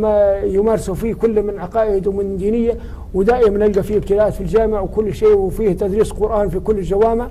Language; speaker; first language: Arabic; native; Arabic